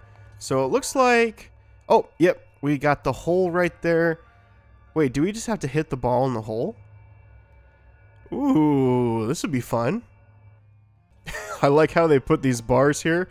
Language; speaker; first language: English; native; English